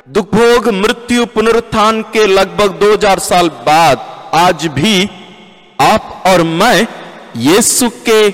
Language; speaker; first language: Hindi; non-native, local second language; Malayalam